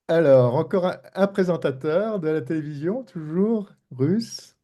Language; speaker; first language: French; native; French